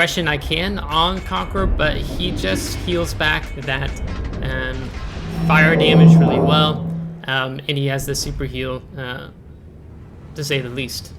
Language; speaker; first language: English; native; English